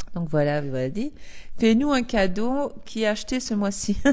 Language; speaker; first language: French; native; French